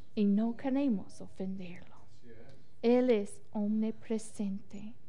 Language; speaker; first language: Spanish; non-native, fluent; English